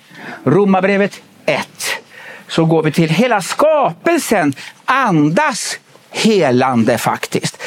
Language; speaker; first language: Swedish; native; Swedish